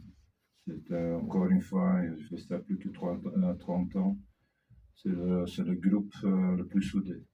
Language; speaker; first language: French; non-native, fluent; Dutch